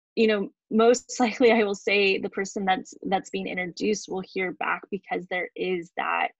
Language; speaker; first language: English; native; English